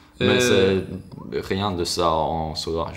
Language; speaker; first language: French; non-native, learner; Swedish